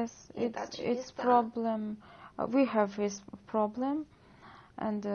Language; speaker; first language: English; non-native, learner; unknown